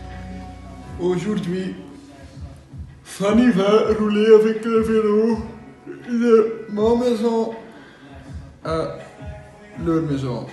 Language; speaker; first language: French; non-native, local second language; Dutch